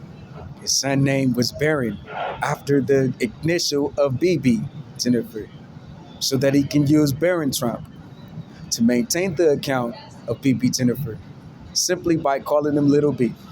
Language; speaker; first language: English; native; English